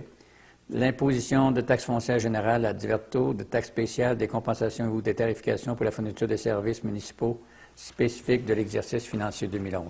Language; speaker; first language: French; native; French